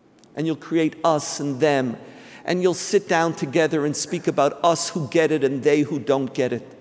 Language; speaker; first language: English; native; English